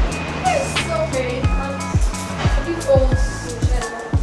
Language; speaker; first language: English; non-native, learner; Portuguese